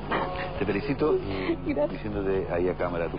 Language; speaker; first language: Spanish; native; Spanish